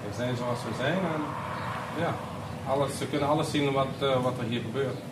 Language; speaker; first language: Dutch; non-native, local second language; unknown